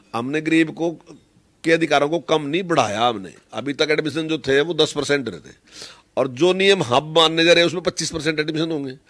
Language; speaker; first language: Hindi; native; Hindi